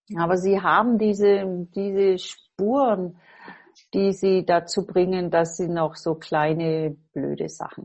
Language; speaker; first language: German; non-native, fluent; English